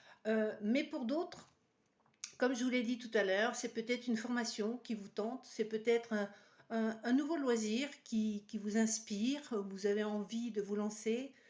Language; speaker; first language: French; native; French